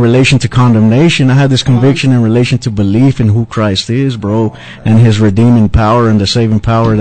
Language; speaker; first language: English; native; English